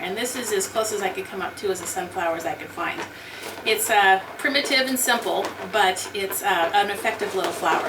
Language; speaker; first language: English; native; English